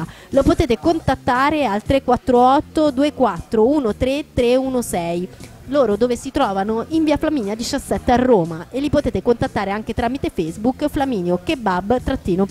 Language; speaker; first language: Italian; native; Italian